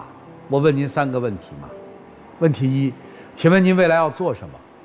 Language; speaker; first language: Chinese; native; Chinese